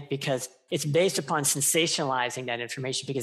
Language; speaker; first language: English; native; English